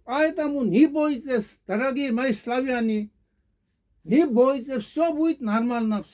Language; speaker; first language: Russian; non-native, fluent; Georgian